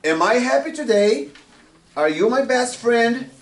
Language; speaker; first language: English; non-native, fluent; Portuguese